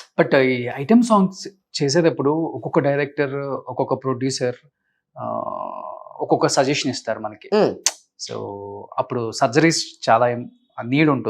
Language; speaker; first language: Telugu; native; Telugu